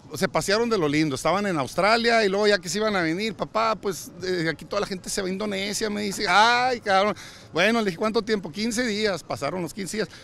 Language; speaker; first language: Spanish; native; Spanish